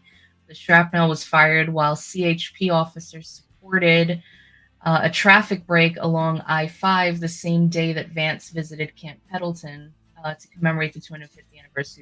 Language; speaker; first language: English; native; English